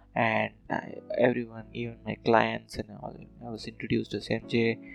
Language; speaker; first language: English; non-native, local second language; Telugu